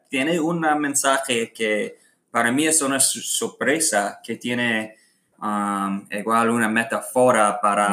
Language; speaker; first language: Spanish; non-native, learner; English